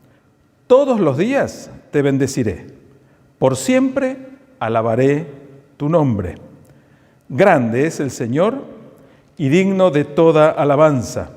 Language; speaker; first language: Spanish; native; Spanish